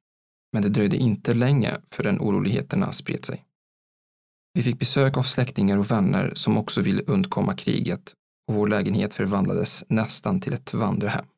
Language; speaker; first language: Swedish; non-native, fluent; Arabic